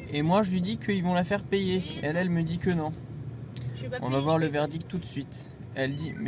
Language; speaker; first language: French; native; French